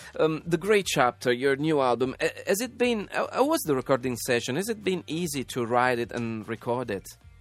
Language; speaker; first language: English; non-native, fluent; Italian